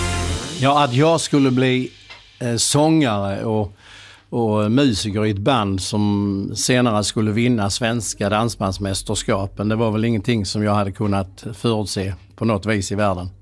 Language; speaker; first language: Swedish; native; Swedish